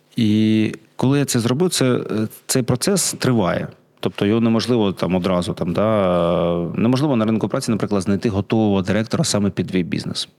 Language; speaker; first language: Ukrainian; non-native, local second language; Russian